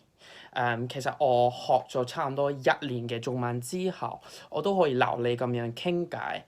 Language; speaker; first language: Cantonese; non-native, fluent; English